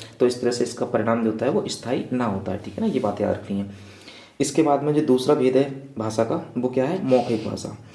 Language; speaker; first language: Hindi; native; Hindi